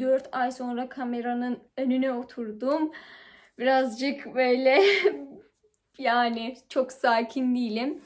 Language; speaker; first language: Turkish; non-native, learner; Persian